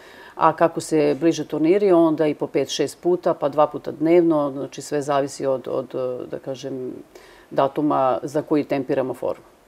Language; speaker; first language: Serbian; native; Serbian